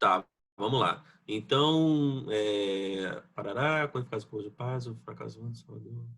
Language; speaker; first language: Portuguese; native; Portuguese